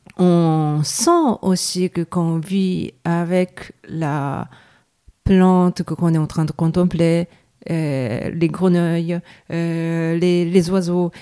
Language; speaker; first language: French; non-native, fluent; Japanese